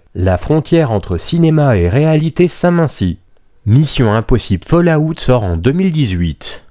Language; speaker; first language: French; native; French